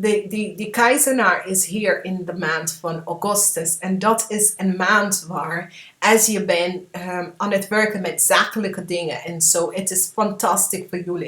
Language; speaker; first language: Dutch; non-native, fluent; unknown